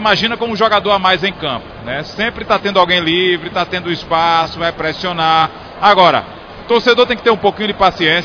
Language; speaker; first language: Portuguese; native; Portuguese